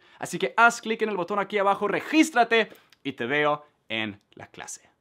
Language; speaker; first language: Spanish; non-native, fluent; Swedish